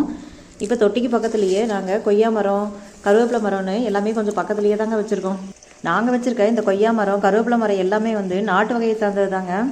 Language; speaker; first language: Tamil; native; Tamil